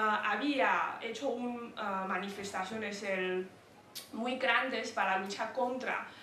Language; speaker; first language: Spanish; non-native, fluent; Chinese